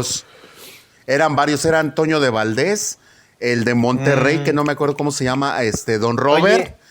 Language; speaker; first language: Spanish; native; Spanish